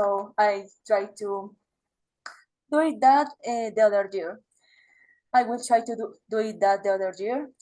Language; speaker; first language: English; non-native, learner; Spanish